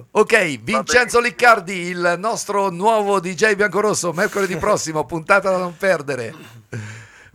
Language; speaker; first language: Italian; native; Italian